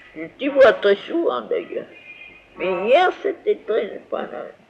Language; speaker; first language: French; native; French